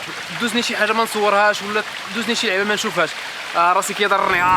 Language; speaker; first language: Arabic; native; Arabic